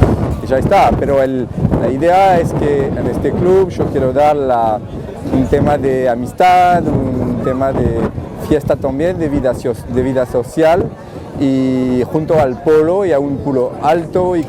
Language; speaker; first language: Spanish; non-native, fluent; French